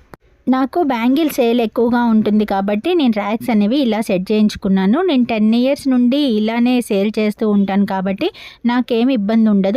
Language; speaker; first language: Telugu; native; Telugu